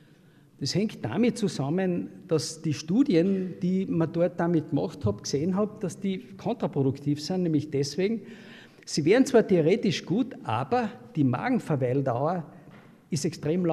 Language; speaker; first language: German; native; German